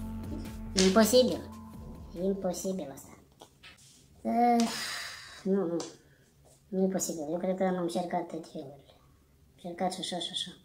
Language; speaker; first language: Romanian; non-native, learner; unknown